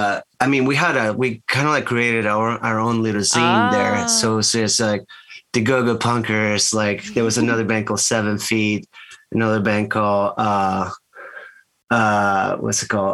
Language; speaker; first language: English; non-native, fluent; Spanish